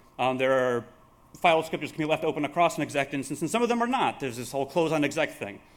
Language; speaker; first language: English; native; English